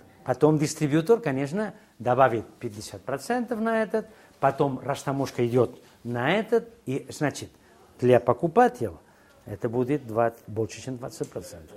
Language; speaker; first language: Russian; non-native, fluent; Spanish